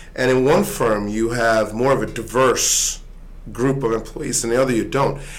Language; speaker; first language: English; early bilingual, other home language; Swedish